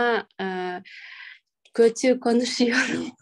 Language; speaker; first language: Turkish; non-native, learner; Kyrgyz